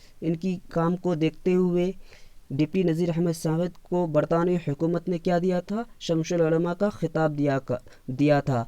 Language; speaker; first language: Urdu; native; Urdu